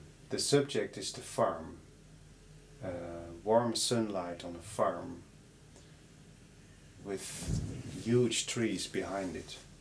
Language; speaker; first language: English; non-native, fluent; Dutch